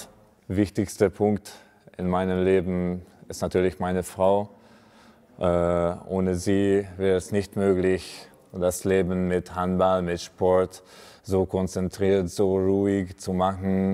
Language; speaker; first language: German; non-native, fluent; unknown